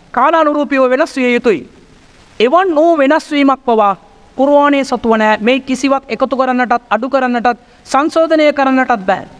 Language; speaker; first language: Sinhala; non-native, local second language; Tamil